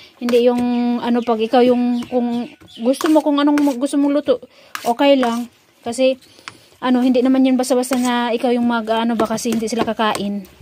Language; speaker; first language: Filipino; non-native, local second language; Cebuano